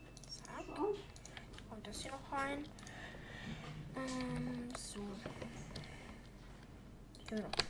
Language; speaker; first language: German; native; German